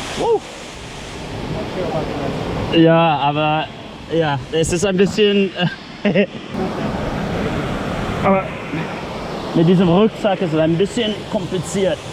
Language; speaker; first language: German; non-native, learner; English